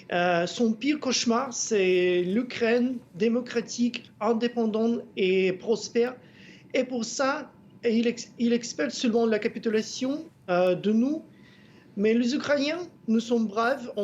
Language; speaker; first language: French; non-native, fluent; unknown